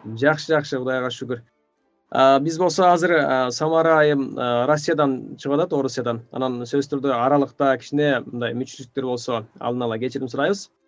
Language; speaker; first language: Kyrgyz; native; Kyrgyz